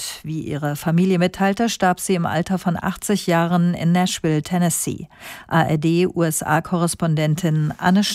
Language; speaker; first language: German; native; German